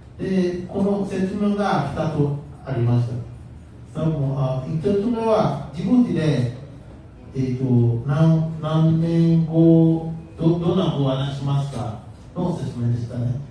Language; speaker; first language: Japanese; non-native, learner; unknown